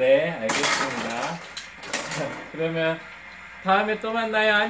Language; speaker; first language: Korean; native; Korean